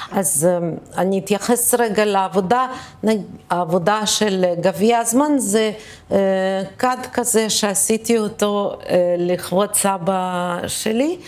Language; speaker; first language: Hebrew; early bilingual, other home language; Russian